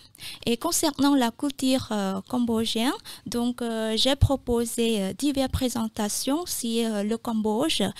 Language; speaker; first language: French; non-native, fluent; Khmer